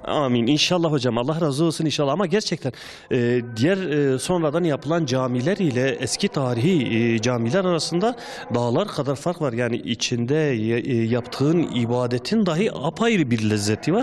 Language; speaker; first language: Turkish; native; Turkish